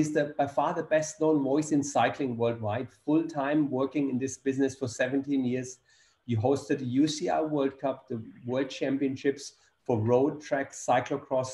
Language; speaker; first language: English; non-native, fluent; German